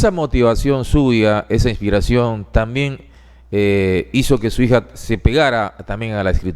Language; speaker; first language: Spanish; native; Spanish